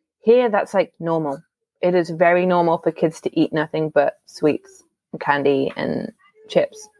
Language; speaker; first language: English; native; English